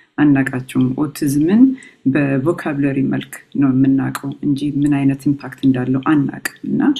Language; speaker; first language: Amharic; native; Amharic